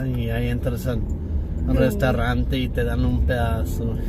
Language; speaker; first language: Spanish; early bilingual, heritage; English